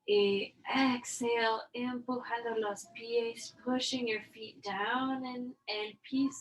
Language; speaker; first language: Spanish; non-native, learner; English